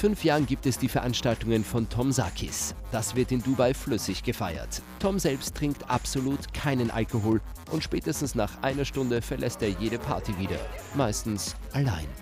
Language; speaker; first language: German; native; German